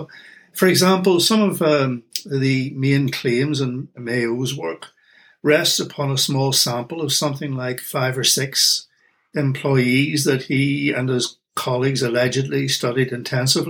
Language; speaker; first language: English; native; English